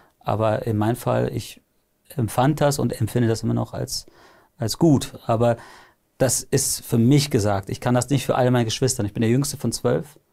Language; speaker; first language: German; early bilingual, other home language; English